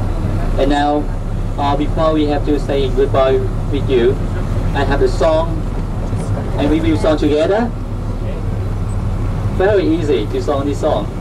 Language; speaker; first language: English; non-native, local second language; Vietnamese